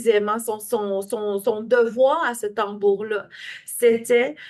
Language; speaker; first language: French; native; French